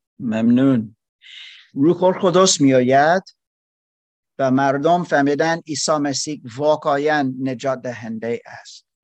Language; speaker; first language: Persian; non-native, learner; German